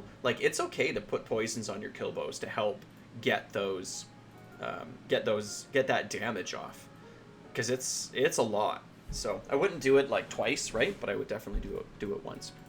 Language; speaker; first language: English; native; English